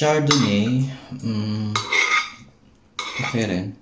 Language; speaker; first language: English; non-native, learner; Filipino